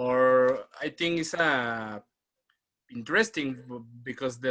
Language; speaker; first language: English; non-native, learner; Spanish